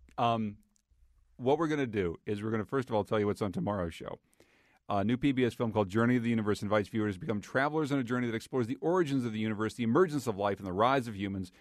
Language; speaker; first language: English; native; English